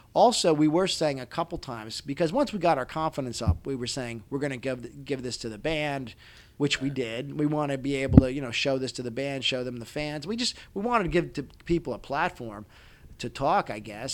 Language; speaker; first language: English; native; English